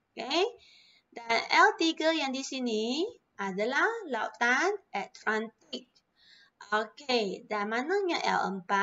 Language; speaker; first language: Malay; non-native, local second language; Chinese